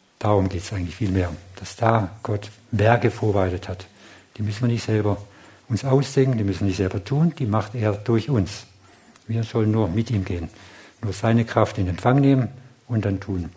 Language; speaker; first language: German; non-native, fluent; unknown